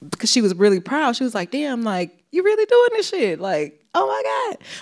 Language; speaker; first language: English; native; English